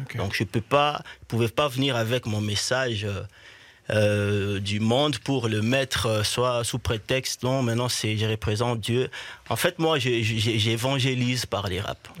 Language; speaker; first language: French; non-native, local second language; Swahili